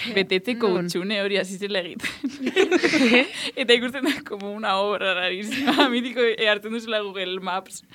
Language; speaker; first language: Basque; non-native, local second language; Spanish